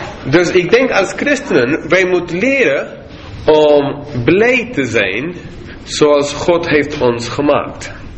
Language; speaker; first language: Dutch; non-native, fluent; English